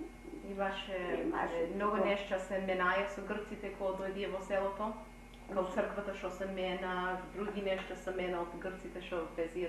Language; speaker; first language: Macedonian; early bilingual, heritage; Macedonian